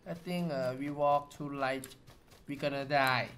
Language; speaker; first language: English; non-native, learner; Thai